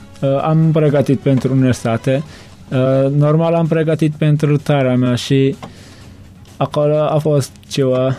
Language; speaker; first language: Romanian; non-native, learner; Turkmen